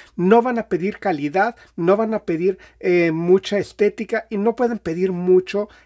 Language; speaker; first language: Spanish; native; Spanish